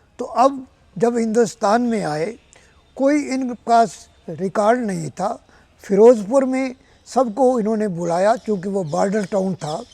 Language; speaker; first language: Urdu; non-native, local second language; Punjabi